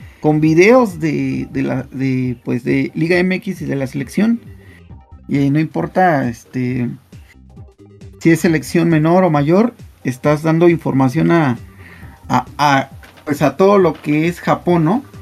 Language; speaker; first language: Spanish; native; Spanish